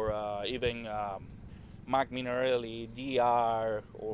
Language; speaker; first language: English; non-native, learner; Spanish